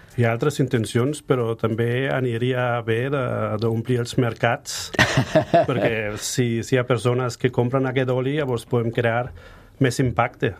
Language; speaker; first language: Catalan; non-native, fluent; German